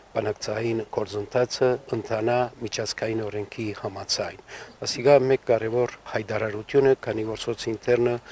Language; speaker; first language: Armenian; early bilingual, heritage; Armenian